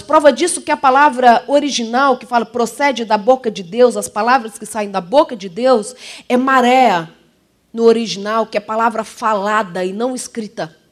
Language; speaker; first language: Portuguese; native; Portuguese